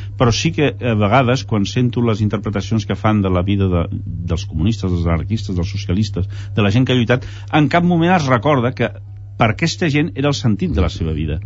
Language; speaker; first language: Catalan; early bilingual, heritage; Catalan